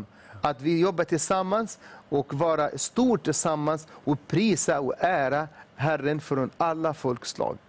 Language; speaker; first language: Swedish; non-native, fluent; Arabic